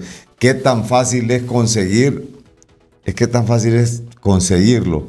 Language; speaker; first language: Spanish; native; Spanish